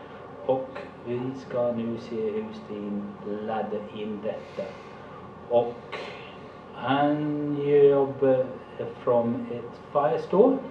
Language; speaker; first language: Swedish; non-native, fluent; English